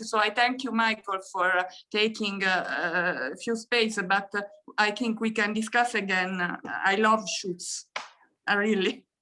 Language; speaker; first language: English; non-native, fluent; Italian